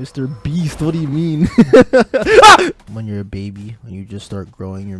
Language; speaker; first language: English; native; English